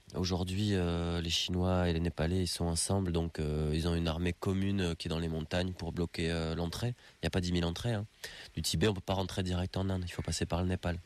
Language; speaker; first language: French; native; French